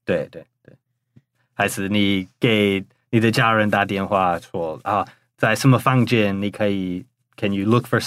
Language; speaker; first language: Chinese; non-native, fluent; English